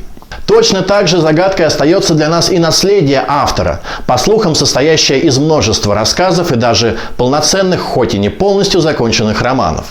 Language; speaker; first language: Russian; native; Russian